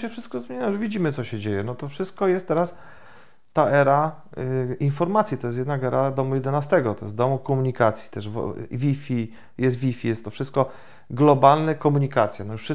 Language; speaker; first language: Polish; native; Polish